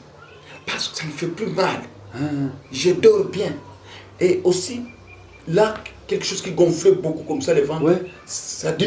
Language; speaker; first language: French; non-native, local second language; Swahili